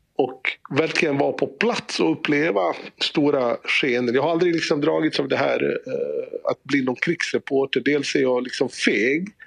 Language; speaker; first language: Swedish; early bilingual, other home language; Bosnian